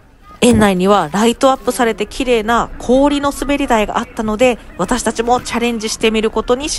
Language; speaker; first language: Japanese; native; Japanese